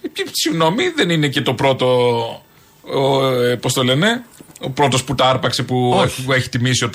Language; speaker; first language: Greek; native; Greek